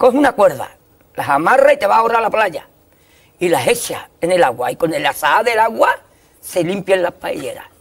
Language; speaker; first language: Spanish; native; Spanish